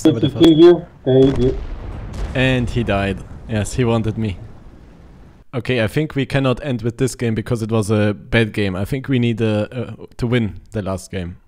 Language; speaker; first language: English; non-native, learner; German